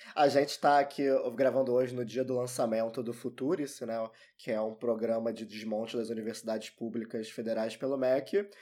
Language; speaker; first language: Portuguese; native; Portuguese